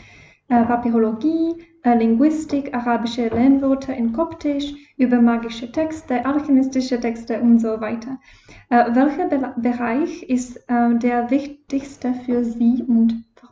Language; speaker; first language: German; non-native, fluent; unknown